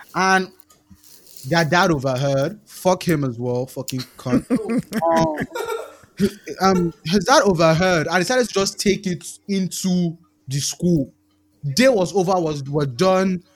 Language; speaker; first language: English; non-native, local second language; Yoruba